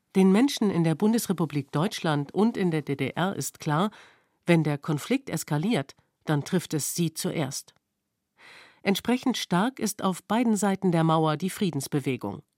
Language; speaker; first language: German; native; German